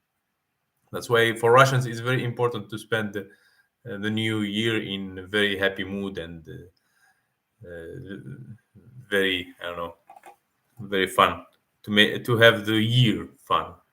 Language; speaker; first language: English; non-native, fluent; Arabic